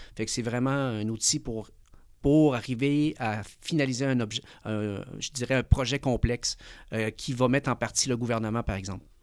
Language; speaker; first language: French; early bilingual, other home language; Spanish